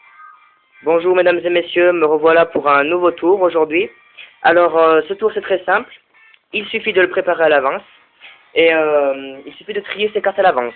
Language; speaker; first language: French; native; French